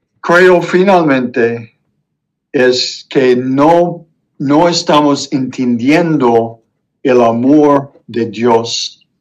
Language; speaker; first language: Spanish; non-native, fluent; English